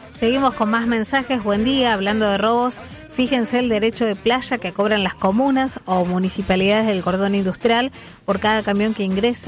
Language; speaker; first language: Spanish; native; Spanish